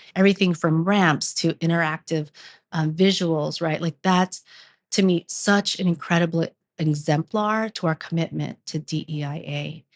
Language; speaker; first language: English; early bilingual, other home language; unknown